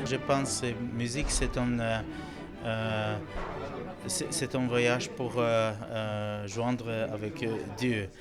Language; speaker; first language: French; non-native, learner; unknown